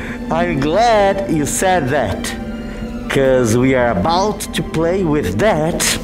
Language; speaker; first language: English; non-native, fluent; Portuguese